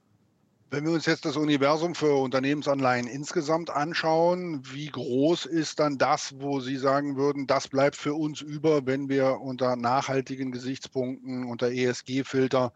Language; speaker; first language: German; native; German